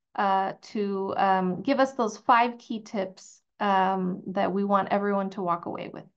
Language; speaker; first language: English; early bilingual, other home language; Spanish